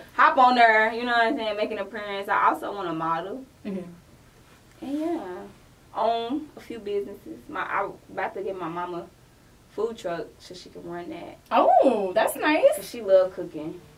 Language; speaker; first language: English; native; English